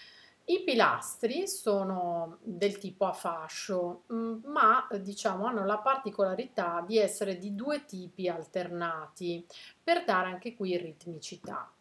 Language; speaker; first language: Italian; native; Italian